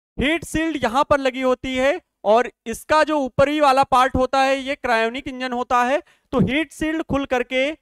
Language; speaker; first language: Hindi; native; Hindi